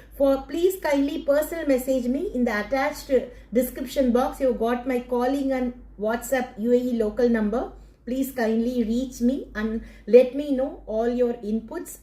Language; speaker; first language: English; non-native, local second language; Tamil